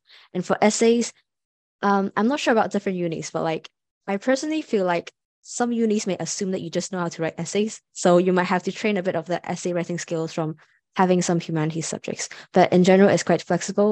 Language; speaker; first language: English; non-native, local second language; Cantonese